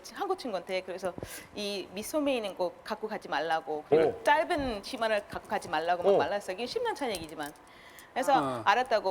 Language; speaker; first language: Korean; non-native, fluent; English